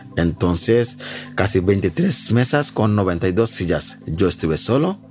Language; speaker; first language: Spanish; non-native, learner; Bangla